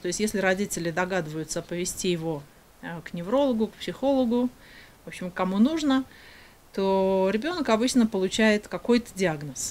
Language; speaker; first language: Russian; native; Russian